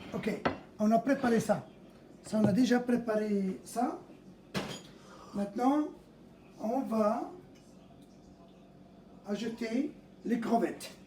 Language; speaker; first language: French; non-native, fluent; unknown